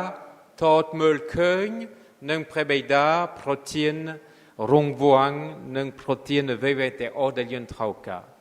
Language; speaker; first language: Khmer; non-native, fluent; French